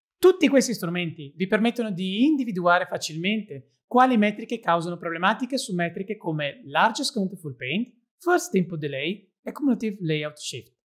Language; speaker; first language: Italian; native; Italian